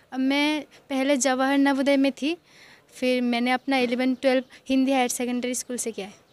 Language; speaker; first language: Hindi; non-native, local second language; Bangla